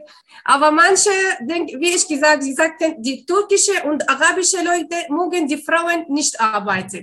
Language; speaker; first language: German; non-native, learner; Arabic